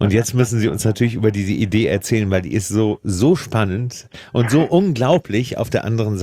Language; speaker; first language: German; native; German